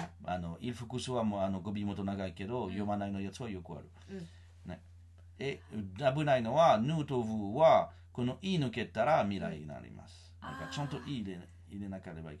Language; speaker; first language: Japanese; non-native, learner; French